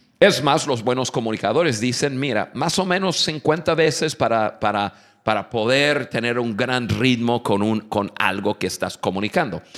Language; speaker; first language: Spanish; non-native, fluent; English